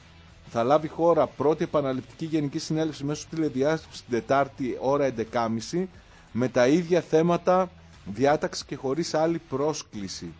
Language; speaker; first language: Greek; native; Greek